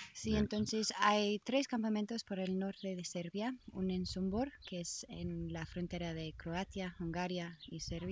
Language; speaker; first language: Spanish; non-native, learner; English